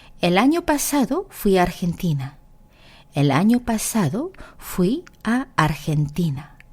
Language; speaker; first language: Spanish; non-native, fluent; Korean